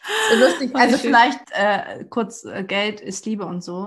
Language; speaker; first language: German; early bilingual, other home language; Portuguese